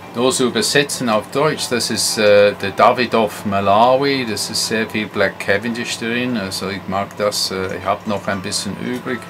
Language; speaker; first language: German; non-native, fluent; English